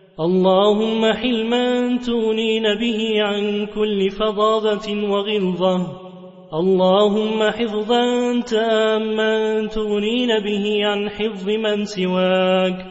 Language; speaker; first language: Arabic; non-native, fluent; Turkish